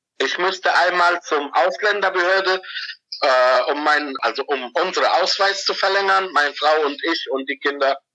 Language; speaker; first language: German; non-native, fluent; Arabic